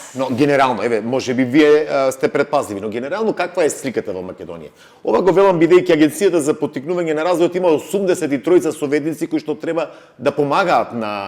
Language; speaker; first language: Macedonian; native; Macedonian